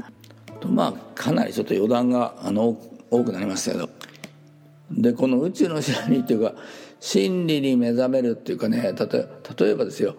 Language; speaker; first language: Japanese; native; Japanese